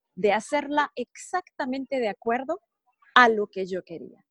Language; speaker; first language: Spanish; native; Spanish